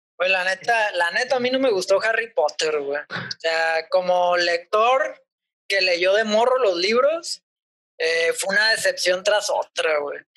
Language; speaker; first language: Spanish; native; Spanish